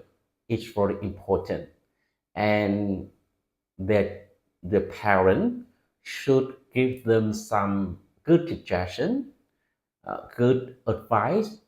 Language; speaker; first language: English; non-native, fluent; Vietnamese